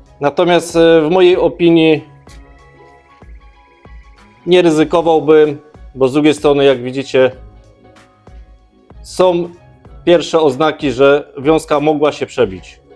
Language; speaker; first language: Polish; native; Polish